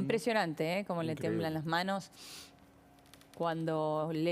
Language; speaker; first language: Spanish; native; Spanish